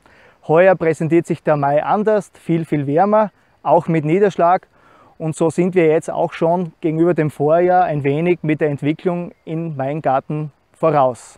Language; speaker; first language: German; native; German